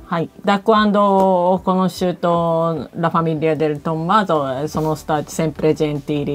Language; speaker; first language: Italian; non-native, learner; Japanese